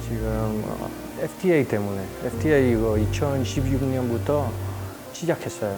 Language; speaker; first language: Korean; non-native, learner; Spanish